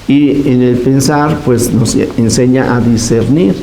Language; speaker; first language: Spanish; native; Spanish